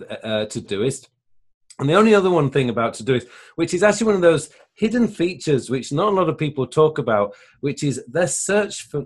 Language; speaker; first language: English; native; English